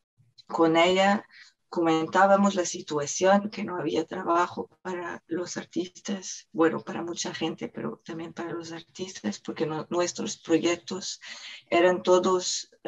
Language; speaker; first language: Spanish; non-native, fluent; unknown